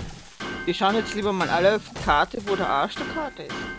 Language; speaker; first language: German; native; German